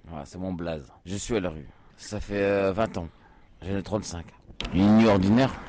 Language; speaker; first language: French; early bilingual, other home language; Portuguese